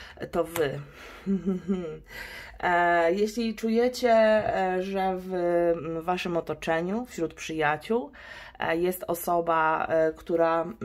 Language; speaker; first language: Polish; native; Polish